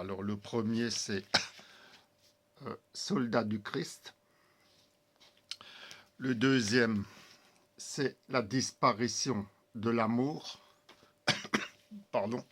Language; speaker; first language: French; native; French